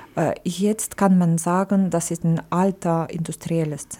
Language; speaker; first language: German; non-native, fluent; Ukrainian